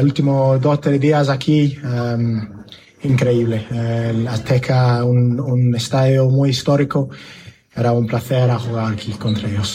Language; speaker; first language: Spanish; non-native, learner; English